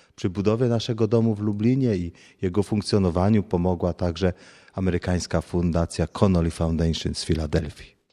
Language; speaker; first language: Polish; native; Polish